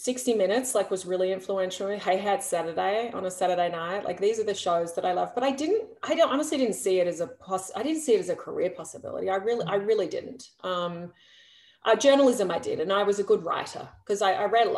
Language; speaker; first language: English; native; English